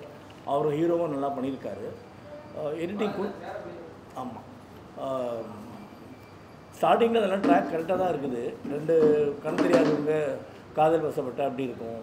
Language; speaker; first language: Tamil; native; Tamil